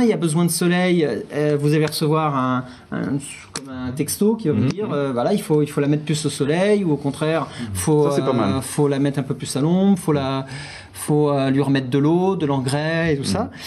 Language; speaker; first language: French; native; French